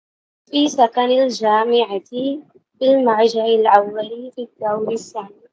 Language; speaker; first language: Arabic; non-native, learner; Tamil